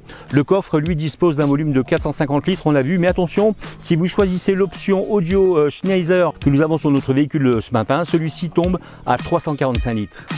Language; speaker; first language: French; native; French